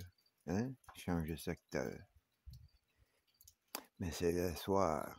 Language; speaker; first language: French; native; French